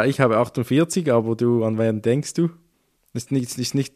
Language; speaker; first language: German; native; German